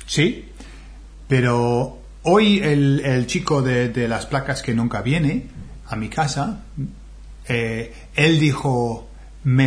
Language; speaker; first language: Spanish; non-native, fluent; English